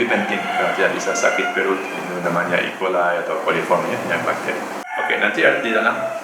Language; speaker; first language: Indonesian; non-native, learner; Dutch